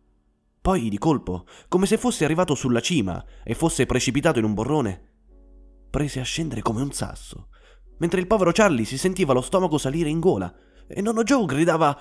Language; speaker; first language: Italian; native; Italian